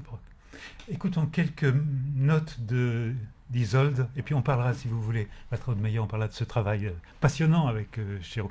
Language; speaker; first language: French; native; French